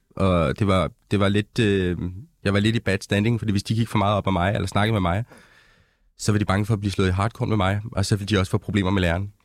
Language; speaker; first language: Danish; early bilingual, other home language; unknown